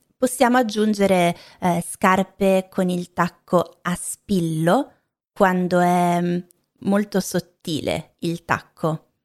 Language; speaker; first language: Italian; native; Italian